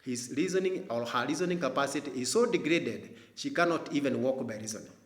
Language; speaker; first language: English; non-native, local second language; Swahili